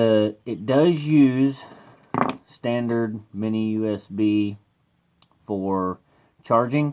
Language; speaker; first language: English; native; English